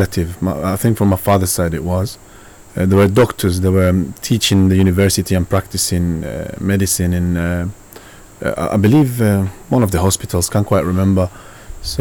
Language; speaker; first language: English; non-native, fluent; Spanish